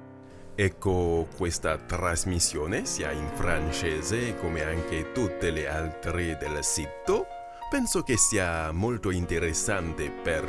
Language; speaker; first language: Italian; non-native, fluent; French